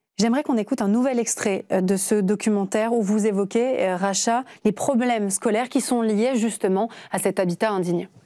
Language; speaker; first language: French; native; French